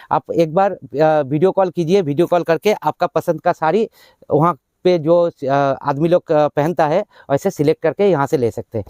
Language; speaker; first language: Hindi; non-native, local second language; Bangla